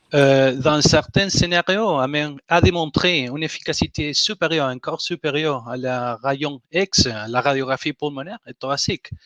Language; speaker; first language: French; non-native, learner; Spanish